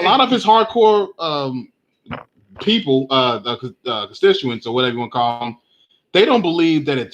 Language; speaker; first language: English; native; English